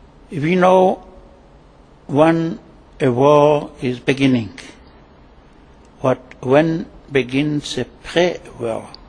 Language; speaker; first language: English; non-native, learner; German